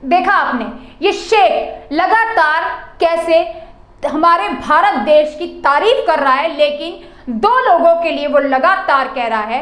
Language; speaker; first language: Hindi; native; Hindi